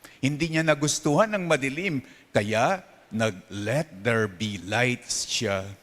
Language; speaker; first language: Filipino; non-native, local second language; Pampanga